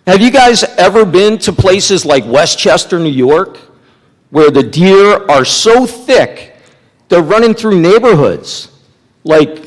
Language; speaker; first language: English; native; English